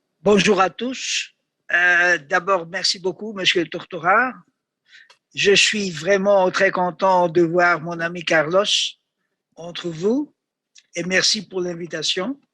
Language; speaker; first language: French; non-native, learner; Greek